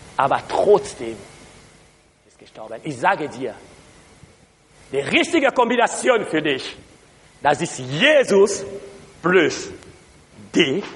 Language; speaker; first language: German; non-native, learner; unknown